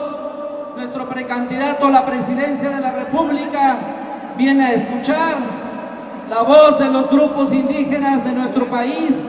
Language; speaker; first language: Spanish; native; Spanish